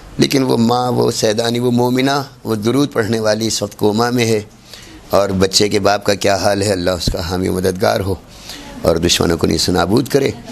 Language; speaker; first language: Urdu; native; Urdu